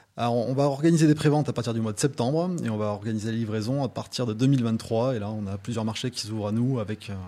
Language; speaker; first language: French; native; French